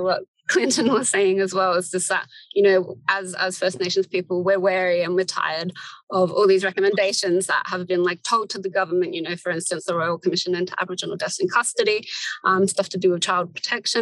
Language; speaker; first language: English; native; English